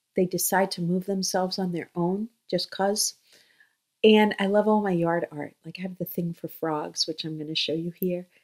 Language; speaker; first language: English; native; English